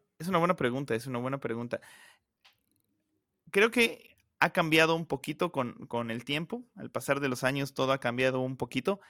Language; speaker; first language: Spanish; native; Spanish